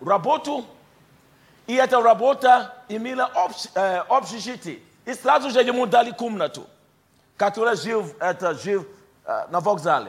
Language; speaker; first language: Russian; non-native, fluent; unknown